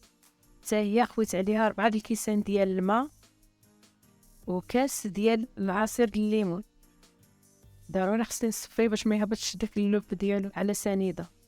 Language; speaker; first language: Arabic; native; Arabic